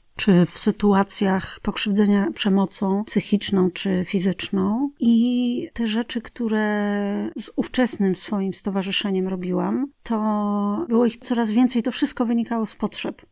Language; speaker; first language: Polish; native; Polish